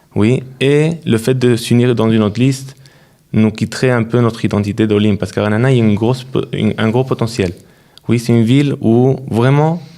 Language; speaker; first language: French; non-native, fluent; Spanish